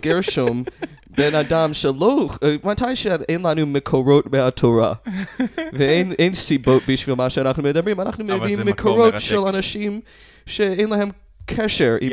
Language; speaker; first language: Hebrew; non-native, fluent; English